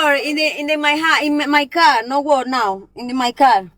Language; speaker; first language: English; non-native, learner; Spanish